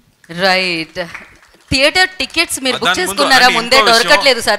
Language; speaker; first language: Telugu; native; Telugu